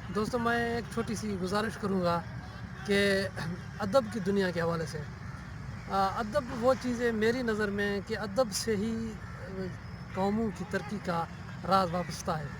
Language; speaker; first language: Urdu; non-native, local second language; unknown